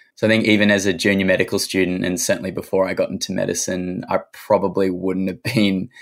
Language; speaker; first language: English; native; English